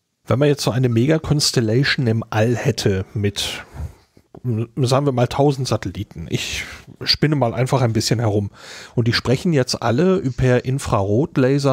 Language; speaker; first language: German; native; German